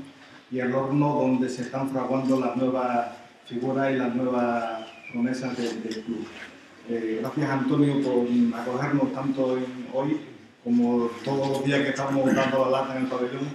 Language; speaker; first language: Spanish; native; Spanish